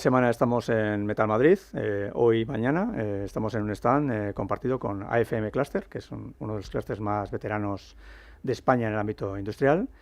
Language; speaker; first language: Spanish; native; Spanish